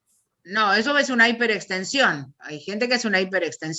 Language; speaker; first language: Spanish; native; Spanish